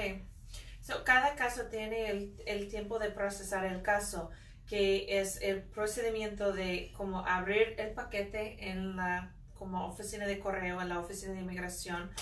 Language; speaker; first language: Spanish; non-native, fluent; English